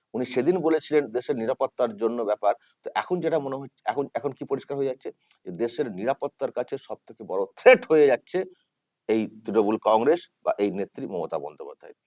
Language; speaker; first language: Bangla; native; Bangla